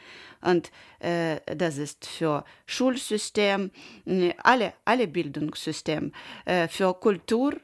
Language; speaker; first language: German; non-native, learner; Ukrainian